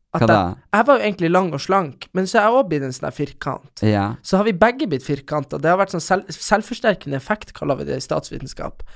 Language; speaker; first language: Norwegian; native; Norwegian